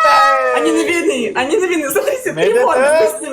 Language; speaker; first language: Russian; native; Russian